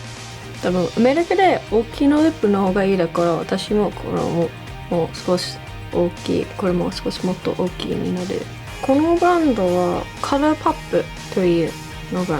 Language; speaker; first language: Japanese; non-native, learner; English